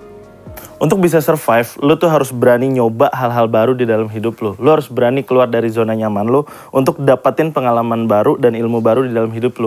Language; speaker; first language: Indonesian; native; Indonesian